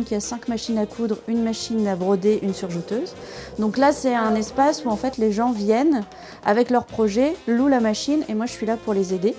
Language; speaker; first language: French; native; French